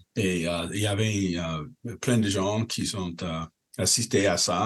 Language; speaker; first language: French; non-native, fluent; English